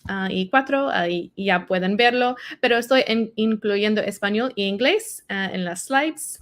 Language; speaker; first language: Spanish; non-native, learner; English